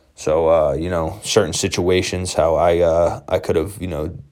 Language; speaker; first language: English; native; English